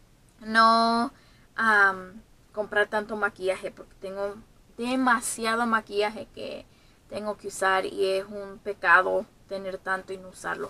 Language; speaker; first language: Spanish; early bilingual, heritage; Spanish